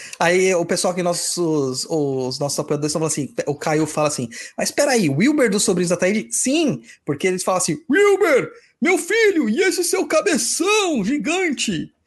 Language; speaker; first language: Portuguese; native; Portuguese